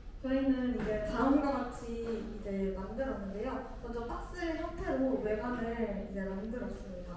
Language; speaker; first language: Korean; native; Korean